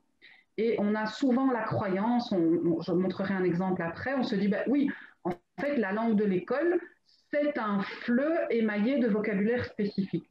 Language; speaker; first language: French; native; French